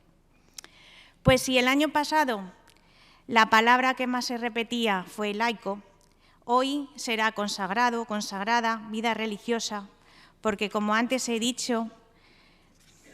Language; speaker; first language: Spanish; native; Spanish